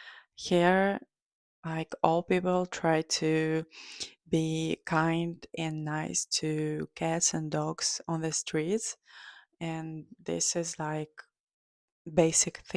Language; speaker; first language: English; non-native, fluent; Georgian